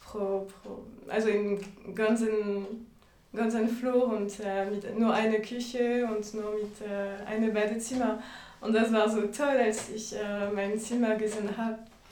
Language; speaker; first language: German; non-native, fluent; French